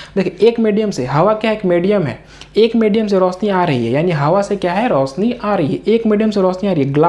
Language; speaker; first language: Hindi; non-native, local second language; Urdu